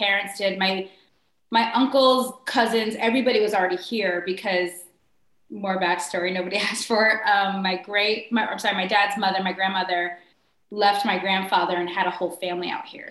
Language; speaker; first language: English; native; English